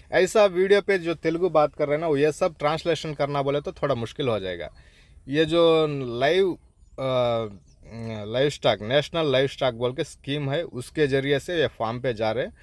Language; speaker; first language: Hindi; non-native, local second language; Urdu